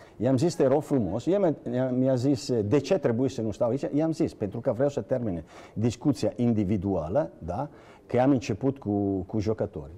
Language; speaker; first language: Romanian; non-native, fluent; Italian